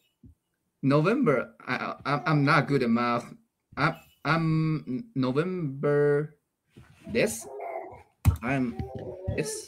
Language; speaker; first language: English; non-native, learner; Chinese